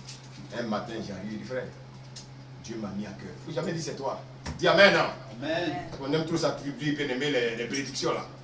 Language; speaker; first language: French; native; French